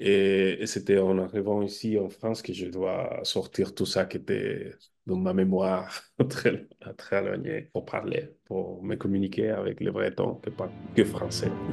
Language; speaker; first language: French; non-native, fluent; Spanish